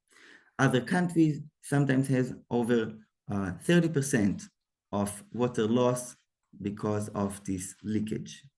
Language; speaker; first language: English; non-native, fluent; Hebrew